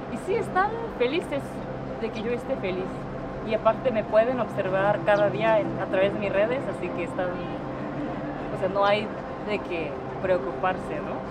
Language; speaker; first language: Spanish; non-native, fluent; Japanese